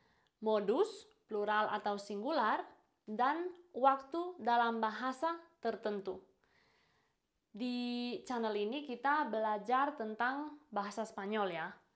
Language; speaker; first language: Indonesian; non-native, fluent; Spanish